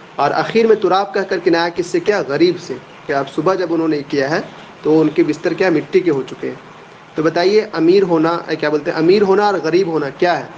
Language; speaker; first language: Urdu; native; Urdu